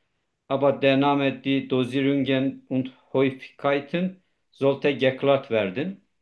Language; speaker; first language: German; non-native, learner; Turkish